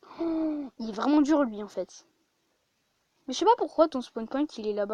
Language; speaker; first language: French; native; French